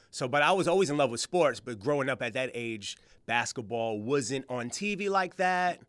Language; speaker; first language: English; native; English